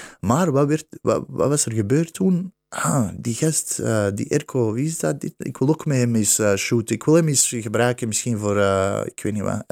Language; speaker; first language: Dutch; early bilingual, other home language; Bosnian